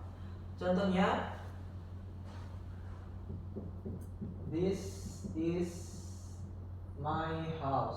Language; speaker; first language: English; non-native, learner; Indonesian